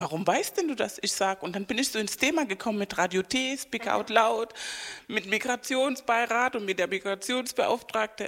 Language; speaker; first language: German; non-native, fluent; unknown